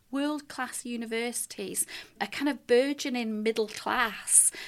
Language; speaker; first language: English; native; English